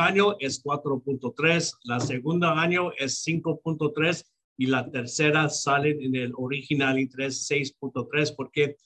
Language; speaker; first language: Spanish; early bilingual, heritage; Spanish